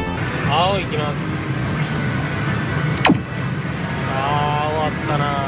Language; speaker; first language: Japanese; native; Japanese